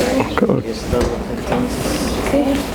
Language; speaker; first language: Spanish; non-native, learner; English